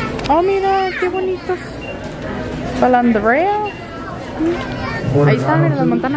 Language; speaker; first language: Spanish; early bilingual, heritage; Spanish